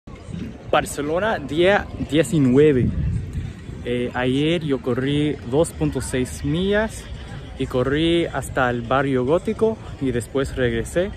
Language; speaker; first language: Spanish; non-native, learner; English